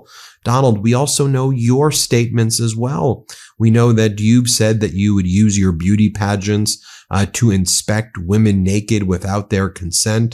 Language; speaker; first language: English; native; English